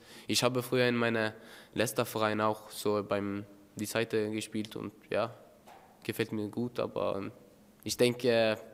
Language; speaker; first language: German; non-native, learner; Norwegian